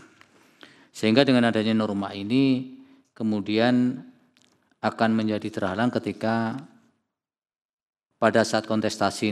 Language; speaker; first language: Indonesian; native; Indonesian